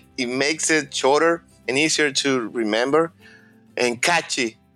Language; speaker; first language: English; non-native, fluent; Spanish